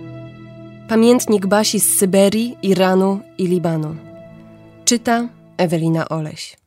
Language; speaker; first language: Polish; native; Polish